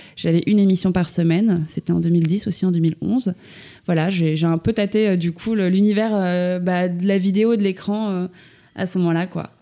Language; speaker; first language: French; native; French